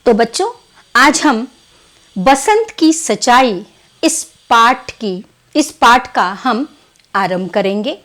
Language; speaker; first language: Hindi; non-native, local second language; Kannada